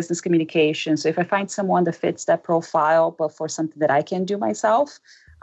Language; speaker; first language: English; non-native, fluent; Portuguese